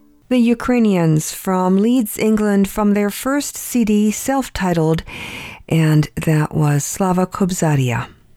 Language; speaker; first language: English; early bilingual, other home language; Ukrainian